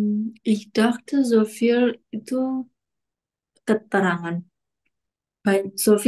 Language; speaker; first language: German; non-native, learner; Indonesian